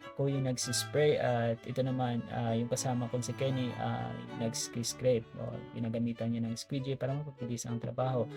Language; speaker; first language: Filipino; native; Filipino